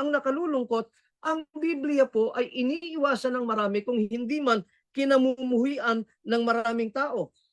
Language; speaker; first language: Filipino; non-native, local second language; Cebuano